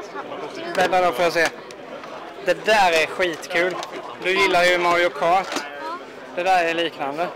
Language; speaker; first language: Swedish; native; Swedish